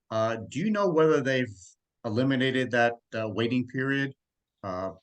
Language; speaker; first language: English; native; English